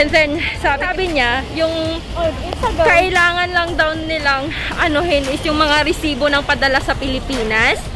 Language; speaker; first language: Filipino; native; Filipino